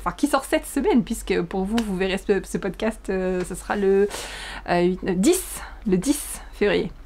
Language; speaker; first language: French; native; French